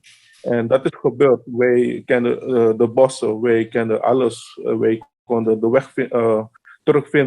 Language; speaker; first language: Dutch; non-native, local second language; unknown